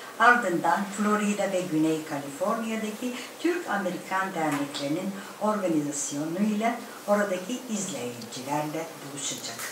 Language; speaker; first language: Turkish; native; Turkish